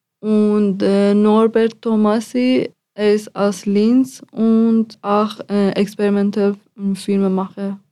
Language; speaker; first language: German; non-native, fluent; Persian